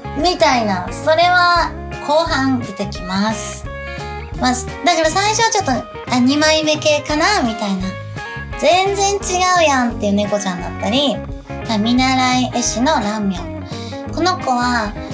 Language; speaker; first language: Japanese; native; Japanese